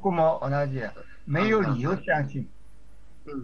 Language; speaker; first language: Japanese; non-native, fluent; Chinese